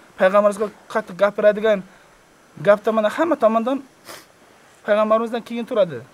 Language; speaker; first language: Uzbek; native; Uzbek